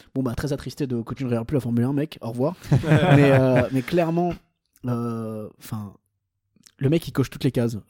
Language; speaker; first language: French; early bilingual, other home language; Portuguese